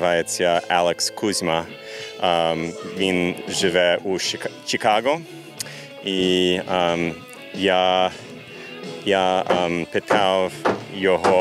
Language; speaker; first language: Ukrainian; early bilingual, heritage; English